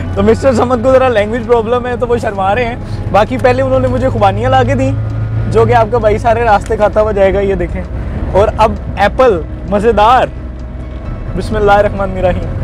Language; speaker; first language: Urdu; non-native, local second language; Punjabi